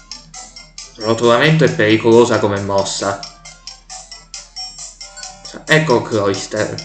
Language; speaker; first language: Italian; native; Italian